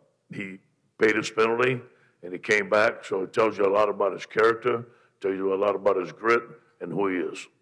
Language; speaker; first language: English; native; English